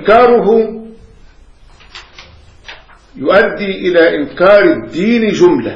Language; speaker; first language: Arabic; native; Arabic